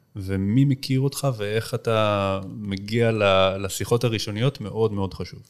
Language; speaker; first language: Hebrew; native; Hebrew